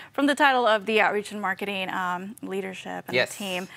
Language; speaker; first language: English; native; English